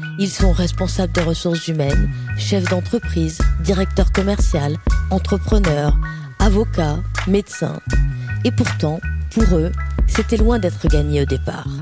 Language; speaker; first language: French; native; French